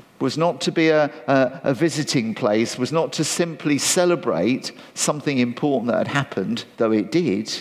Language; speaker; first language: English; native; English